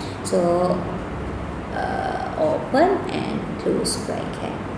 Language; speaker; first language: English; non-native, local second language; Malay